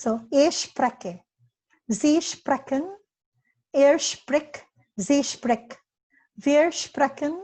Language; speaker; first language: German; non-native, learner; Filipino